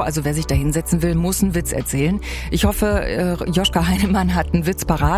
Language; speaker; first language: German; native; German